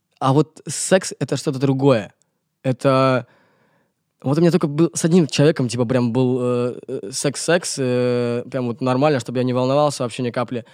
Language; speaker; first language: Russian; native; Russian